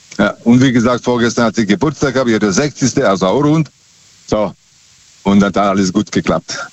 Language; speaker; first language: German; non-native, fluent; Serbian